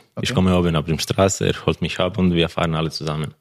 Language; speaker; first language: German; non-native, learner; Croatian